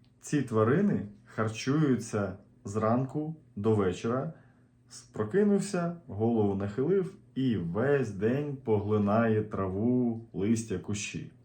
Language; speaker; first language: Ukrainian; native; Ukrainian